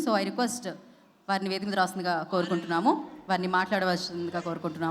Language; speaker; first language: Telugu; native; Telugu